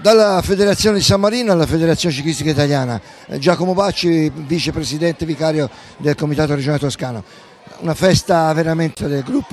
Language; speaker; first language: Italian; native; Italian